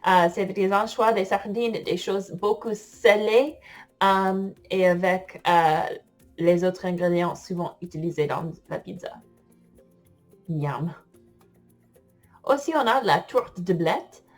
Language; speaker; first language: French; non-native, fluent; English